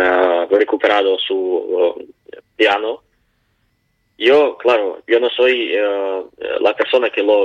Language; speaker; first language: Spanish; non-native, learner; Ukrainian